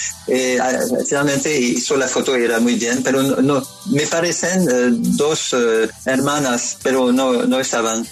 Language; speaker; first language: Spanish; non-native, learner; French